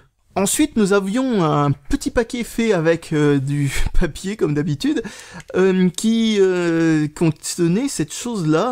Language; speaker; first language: French; native; French